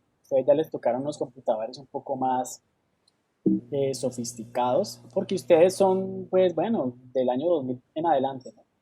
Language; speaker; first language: Spanish; native; Spanish